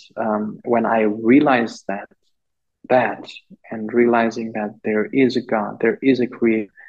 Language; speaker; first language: English; non-native, local second language; German